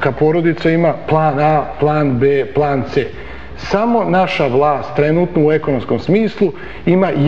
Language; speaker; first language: Serbian; native; Serbian